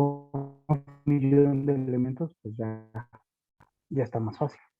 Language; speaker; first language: Spanish; native; Spanish